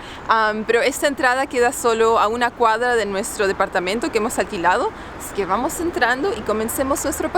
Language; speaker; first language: Spanish; native; Spanish